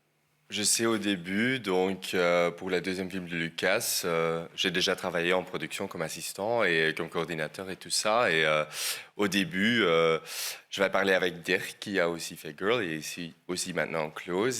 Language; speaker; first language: French; non-native, local second language; Dutch